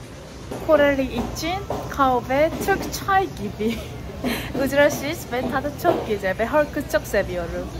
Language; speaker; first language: Turkish; non-native, learner; Korean